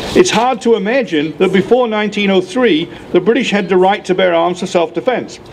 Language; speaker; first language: English; native; English